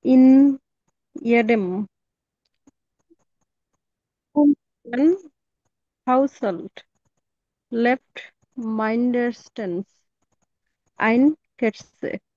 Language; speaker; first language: German; non-native, learner; Bangla